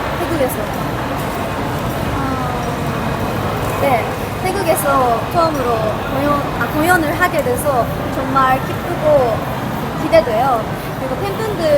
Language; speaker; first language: Korean; non-native, learner; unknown